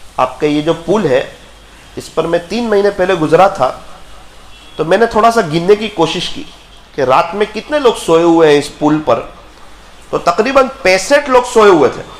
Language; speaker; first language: Urdu; non-native, local second language; Gujarati